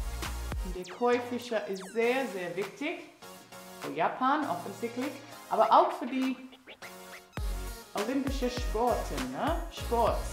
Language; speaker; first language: German; non-native, learner; English